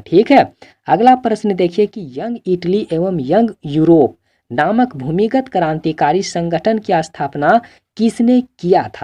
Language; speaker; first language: Hindi; native; Hindi